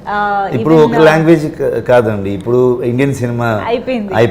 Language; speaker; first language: Telugu; non-native, learner; Kannada